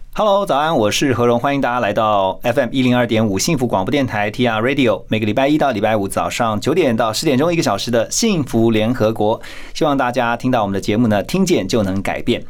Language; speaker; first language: Chinese; native; Chinese